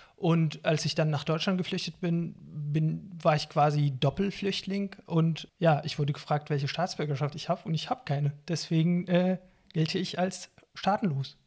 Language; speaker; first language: German; non-native, fluent; Arabic